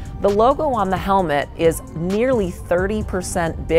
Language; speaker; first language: English; native; English